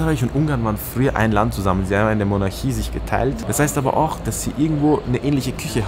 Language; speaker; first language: German; early bilingual, other home language; Persian